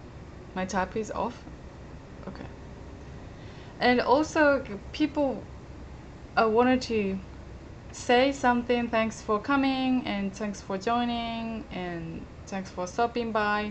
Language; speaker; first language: English; non-native, fluent; Japanese